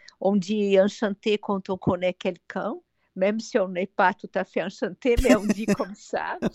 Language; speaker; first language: French; non-native, fluent; Portuguese